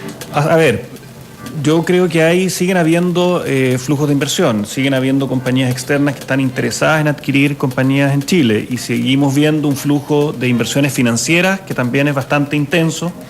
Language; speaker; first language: Spanish; native; Spanish